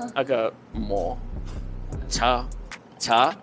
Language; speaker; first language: Chinese; non-native, fluent; Spanish